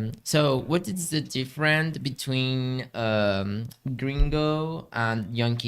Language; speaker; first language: English; non-native, learner; Spanish